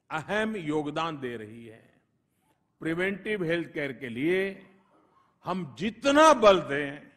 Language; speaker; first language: Hindi; non-native, local second language; Gujarati